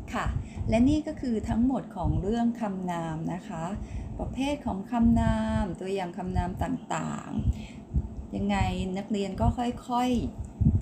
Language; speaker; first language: Thai; native; Thai